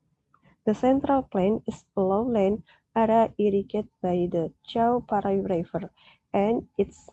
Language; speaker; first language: English; non-native, learner; Indonesian